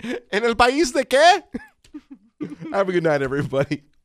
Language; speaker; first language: Spanish; early bilingual, other home language; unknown